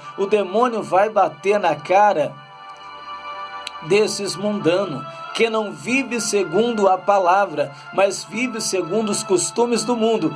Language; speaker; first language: Portuguese; native; Portuguese